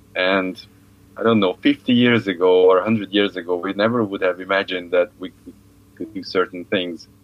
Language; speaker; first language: English; non-native, fluent; Hungarian